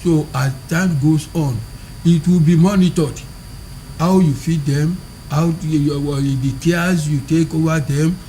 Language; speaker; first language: English; non-native, local second language; Yoruba